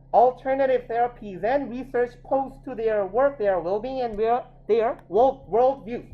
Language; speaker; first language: English; non-native, fluent; Korean